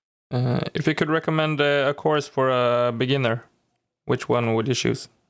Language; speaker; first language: English; non-native, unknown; Swedish